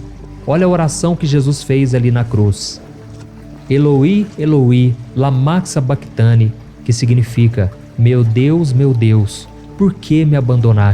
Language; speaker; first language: Portuguese; native; Portuguese